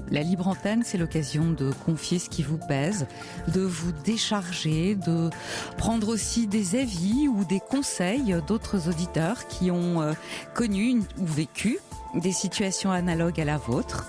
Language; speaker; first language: French; native; French